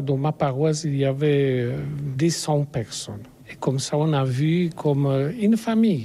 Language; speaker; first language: French; non-native, learner; Polish